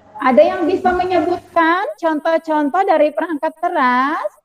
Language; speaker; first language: Indonesian; native; Indonesian